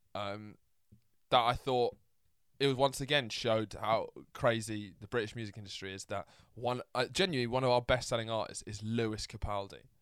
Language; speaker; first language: English; early bilingual, other home language; Italian